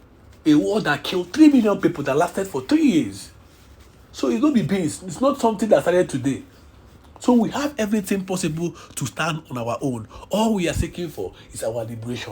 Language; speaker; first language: English; non-native, local second language; Igbo